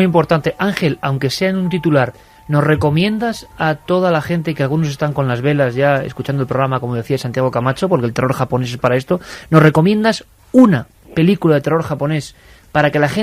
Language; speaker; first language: Spanish; native; Spanish